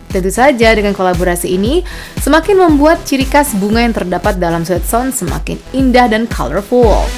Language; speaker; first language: Indonesian; native; Indonesian